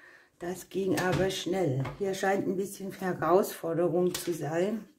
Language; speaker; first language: German; native; German